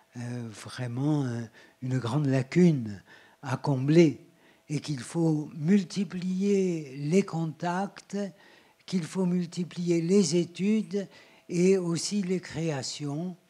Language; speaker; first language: French; native; French